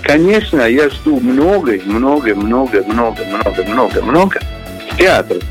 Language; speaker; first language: Russian; non-native, learner; Italian